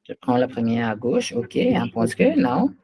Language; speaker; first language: French; non-native, fluent; Hindi